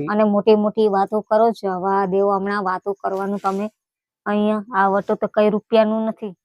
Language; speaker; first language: Gujarati; native; Gujarati